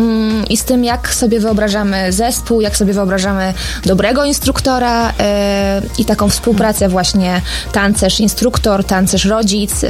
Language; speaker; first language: Polish; native; Polish